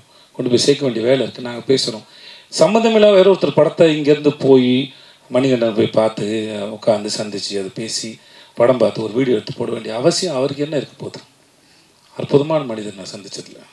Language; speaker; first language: Tamil; native; Tamil